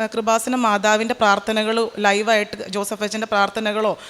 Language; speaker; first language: Malayalam; native; Malayalam